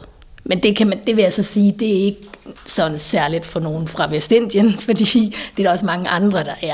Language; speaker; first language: Danish; native; Danish